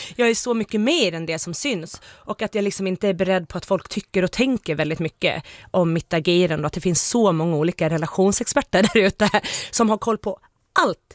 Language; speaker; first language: Swedish; native; Swedish